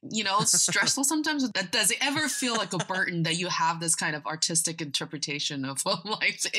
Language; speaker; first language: English; non-native, fluent; Chinese